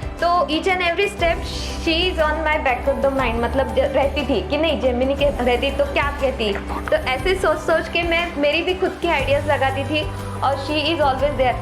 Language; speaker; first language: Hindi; non-native, local second language; Marathi